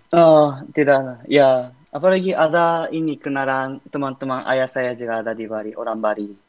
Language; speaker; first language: Indonesian; non-native, learner; Japanese